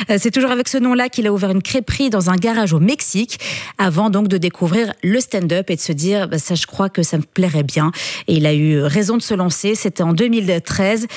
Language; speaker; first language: French; native; French